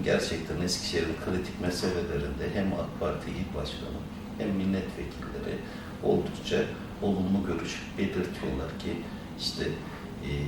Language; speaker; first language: Turkish; native; Turkish